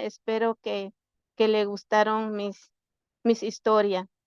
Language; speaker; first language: Spanish; non-native, local second language; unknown